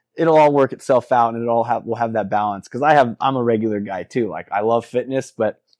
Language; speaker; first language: English; native; English